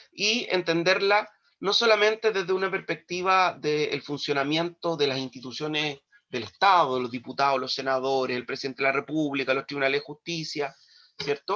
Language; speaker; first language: Spanish; native; Spanish